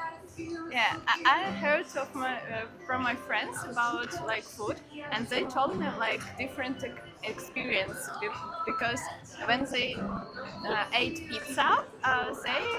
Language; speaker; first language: English; non-native, learner; Ukrainian